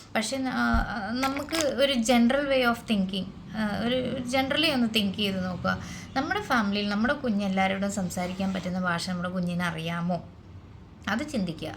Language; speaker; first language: Malayalam; native; Malayalam